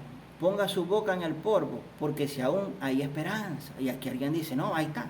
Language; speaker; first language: Spanish; native; Spanish